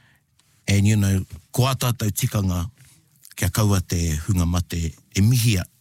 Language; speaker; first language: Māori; non-native, local second language; English